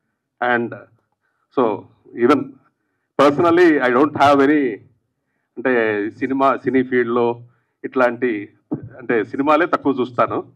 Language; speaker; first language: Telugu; native; Telugu